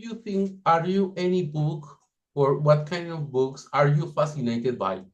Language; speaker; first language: English; non-native, fluent; Spanish